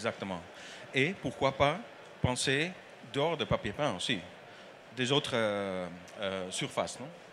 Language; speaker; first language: French; non-native, learner; Dutch